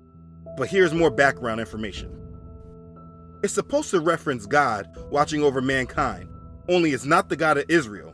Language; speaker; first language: English; native; English